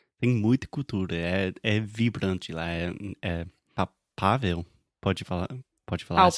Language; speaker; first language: Portuguese; non-native, fluent; English